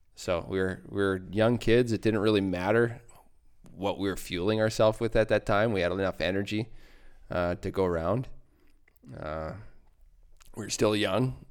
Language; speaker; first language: English; native; English